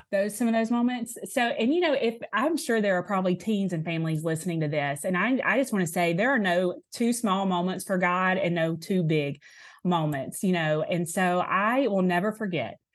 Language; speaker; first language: English; native; English